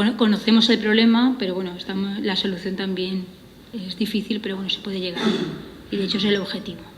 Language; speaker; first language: Spanish; non-native, local second language; Catalan